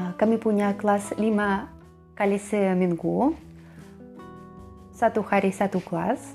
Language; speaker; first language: Indonesian; non-native, learner; Russian